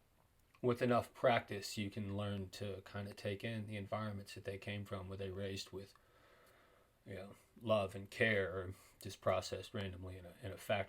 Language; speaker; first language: English; native; English